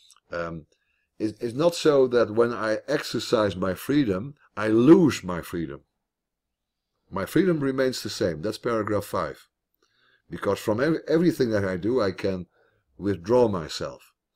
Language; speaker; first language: English; non-native, fluent; Dutch